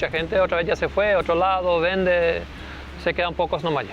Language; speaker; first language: Spanish; early bilingual, other home language; German